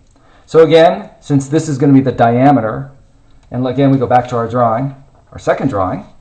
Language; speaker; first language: English; native; English